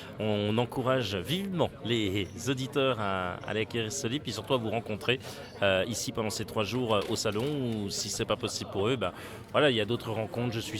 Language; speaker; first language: French; native; French